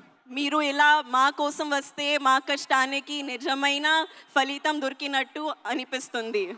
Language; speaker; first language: Telugu; non-native, learner; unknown